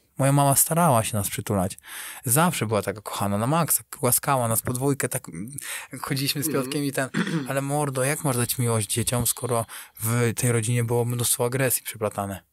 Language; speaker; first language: Polish; native; Polish